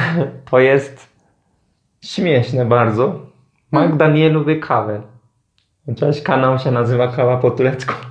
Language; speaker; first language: Polish; non-native, learner; Turkish